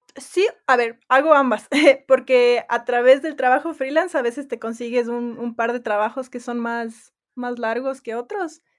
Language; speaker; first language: Spanish; native; Spanish